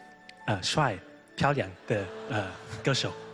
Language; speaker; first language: Chinese; early bilingual, heritage; Chinese